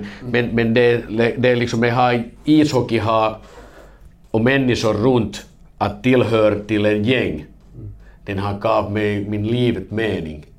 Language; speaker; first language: Swedish; non-native, learner; Finnish